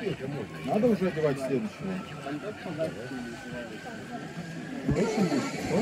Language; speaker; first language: Russian; native; Russian